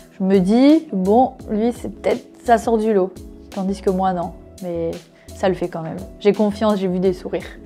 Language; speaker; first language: French; native; French